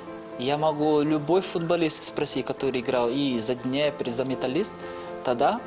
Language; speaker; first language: Russian; non-native, fluent; Portuguese